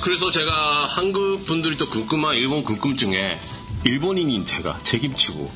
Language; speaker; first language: Korean; non-native, fluent; Japanese